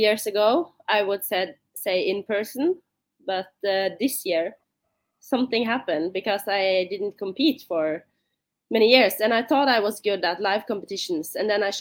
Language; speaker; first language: English; non-native, fluent; Norwegian